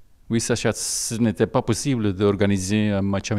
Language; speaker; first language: French; non-native, local second language; Dutch